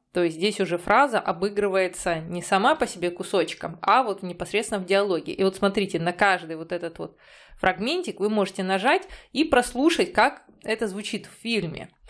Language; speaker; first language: Russian; native; Russian